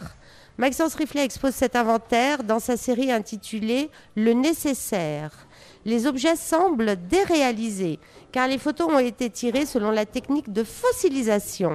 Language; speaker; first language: French; native; French